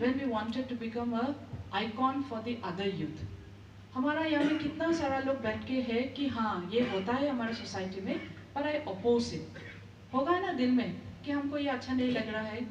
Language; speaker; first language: Hindi; non-native, local second language; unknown